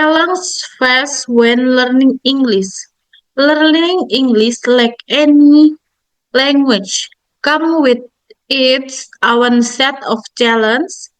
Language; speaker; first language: English; non-native, learner; Indonesian